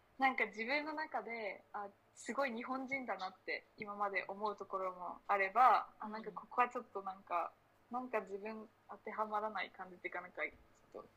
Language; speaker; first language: Japanese; early bilingual, other home language; Spanish